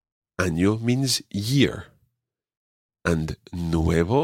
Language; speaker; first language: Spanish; non-native, fluent; English